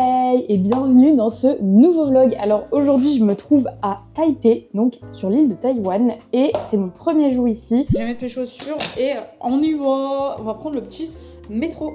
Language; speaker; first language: French; native; French